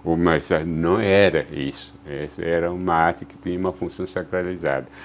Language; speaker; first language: Portuguese; non-native, fluent; Luba-Lulua